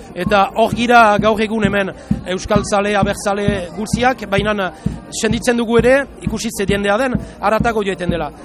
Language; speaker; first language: Basque; non-native, local second language; French